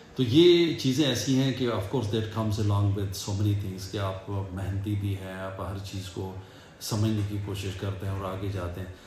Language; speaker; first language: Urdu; non-native, local second language; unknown